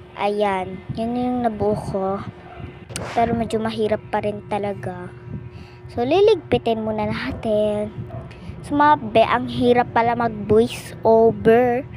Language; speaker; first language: Filipino; non-native, local second language; Cebuano